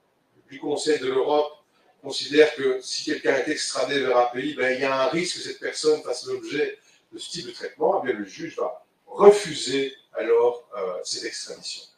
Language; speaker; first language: French; native; French